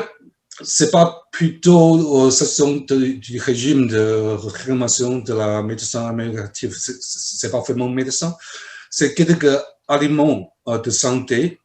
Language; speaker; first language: French; non-native, fluent; Chinese